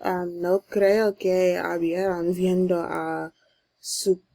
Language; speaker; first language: Spanish; non-native, learner; English